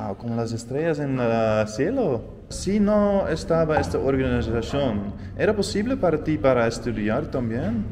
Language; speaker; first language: Spanish; non-native, learner; Dutch